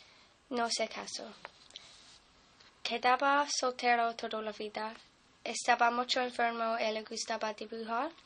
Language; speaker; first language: Spanish; non-native, fluent; English